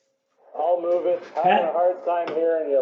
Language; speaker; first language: English; native; English